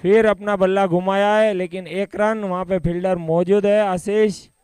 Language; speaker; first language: Hindi; non-native, local second language; Gujarati